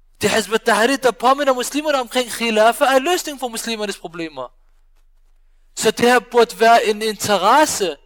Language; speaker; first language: Danish; early bilingual, other home language; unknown